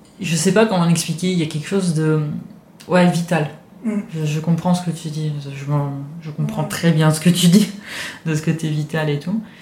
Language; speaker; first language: French; non-native, fluent; Italian